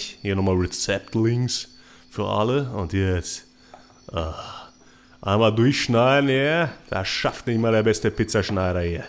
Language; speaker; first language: German; native; German